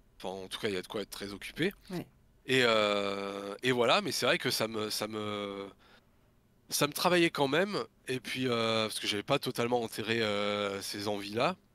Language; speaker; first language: French; native; French